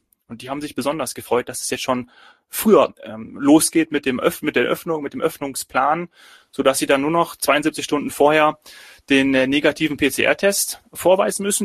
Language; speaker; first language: German; native; German